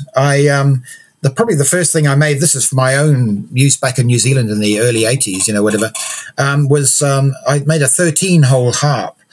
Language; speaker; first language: English; native; English